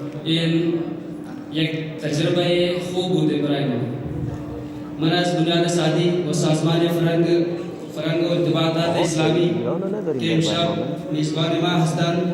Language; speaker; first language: Persian; non-native, learner; Hindi